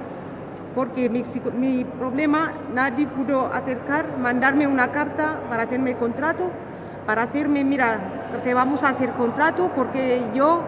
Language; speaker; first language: Spanish; non-native, learner; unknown